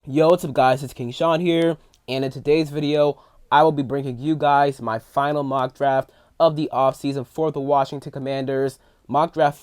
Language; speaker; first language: English; native; English